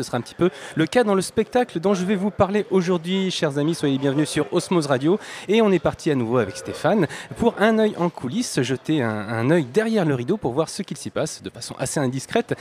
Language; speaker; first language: French; native; French